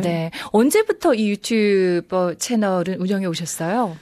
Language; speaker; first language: Korean; native; Korean